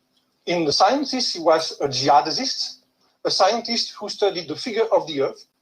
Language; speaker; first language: English; non-native, fluent; French